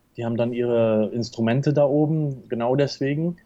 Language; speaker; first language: German; early bilingual, heritage; Spanish